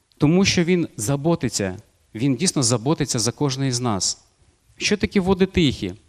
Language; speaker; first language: Ukrainian; non-native, local second language; Russian